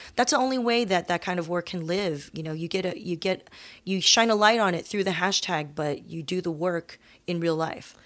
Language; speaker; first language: English; early bilingual, other home language; Chinese